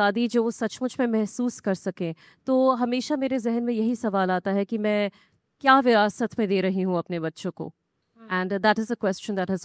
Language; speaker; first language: English; non-native, local second language; Hindi